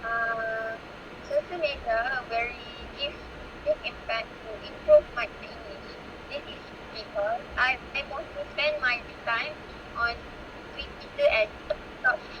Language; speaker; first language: English; non-native, local second language; Malay